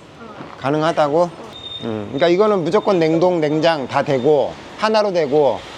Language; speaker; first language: Korean; native; Korean